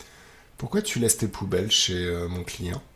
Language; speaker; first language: French; native; French